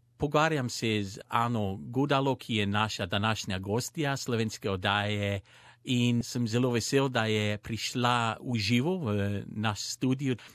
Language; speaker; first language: Slovenian; early bilingual, heritage; Slovenian